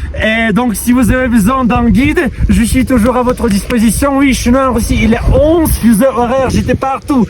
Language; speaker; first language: French; non-native, fluent; Russian